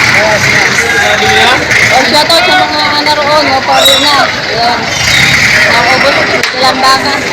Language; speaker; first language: Filipino; native; Filipino